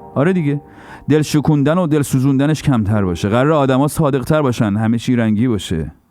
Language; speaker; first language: Persian; native; Persian